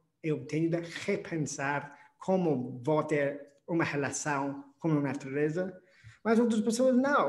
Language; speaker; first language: Portuguese; non-native, fluent; English